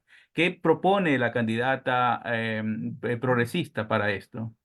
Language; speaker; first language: Spanish; native; Spanish